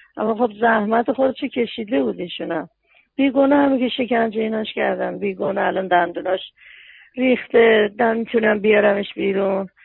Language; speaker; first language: Persian; native; Persian